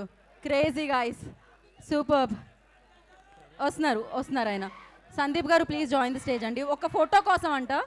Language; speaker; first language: Telugu; native; Telugu